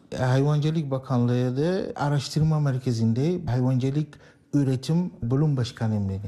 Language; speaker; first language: Turkish; non-native, learner; Arabic